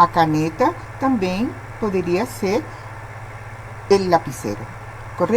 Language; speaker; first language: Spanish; non-native, fluent; Portuguese